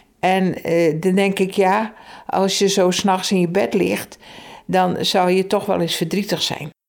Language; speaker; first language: Dutch; native; Dutch